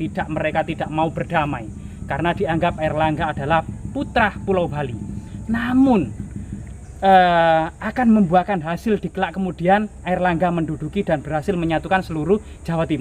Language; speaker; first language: Indonesian; native; Indonesian